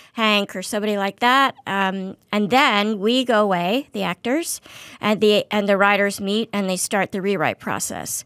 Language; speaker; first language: English; native; English